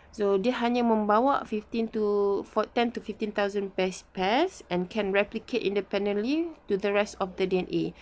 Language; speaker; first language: English; non-native, local second language; Malay